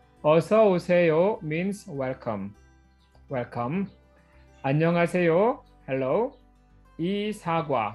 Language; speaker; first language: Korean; non-native, fluent; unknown